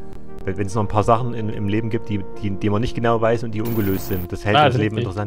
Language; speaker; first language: German; native; German